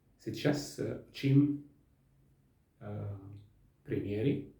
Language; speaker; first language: Russian; non-native, learner; Arabic